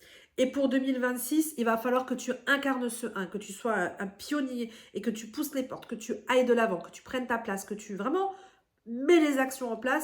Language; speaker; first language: French; native; French